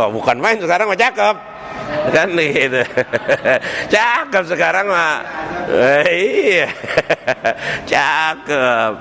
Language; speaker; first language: Indonesian; native; Indonesian